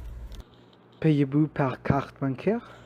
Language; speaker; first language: French; non-native, learner; Spanish